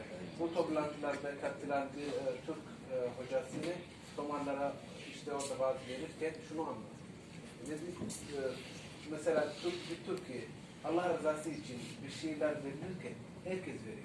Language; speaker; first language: Turkish; non-native, fluent; Somali